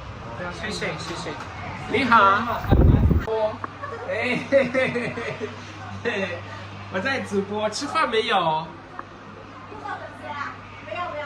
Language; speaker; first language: Chinese; non-native, fluent; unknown